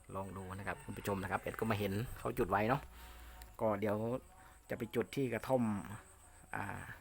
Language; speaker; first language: Thai; native; Thai